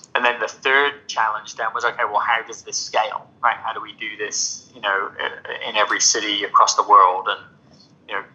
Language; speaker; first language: English; native; English